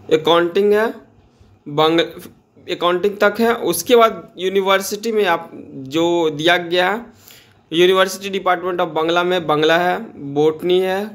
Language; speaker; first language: Hindi; native; Hindi